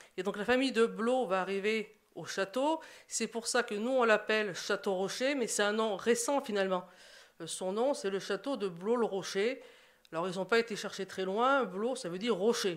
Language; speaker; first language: French; native; French